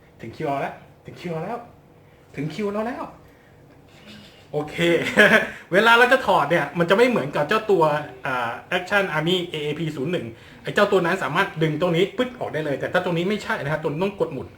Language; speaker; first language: Thai; native; Thai